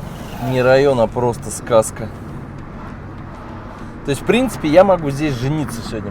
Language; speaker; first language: Russian; native; Russian